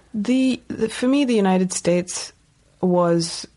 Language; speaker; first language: English; non-native, local second language; Tamil